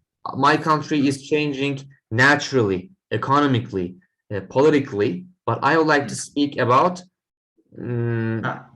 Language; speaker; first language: English; non-native, fluent; Turkish